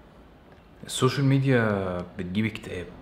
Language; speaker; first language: Arabic; native; Arabic